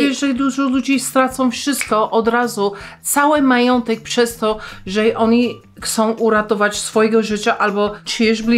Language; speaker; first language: Polish; non-native, fluent; English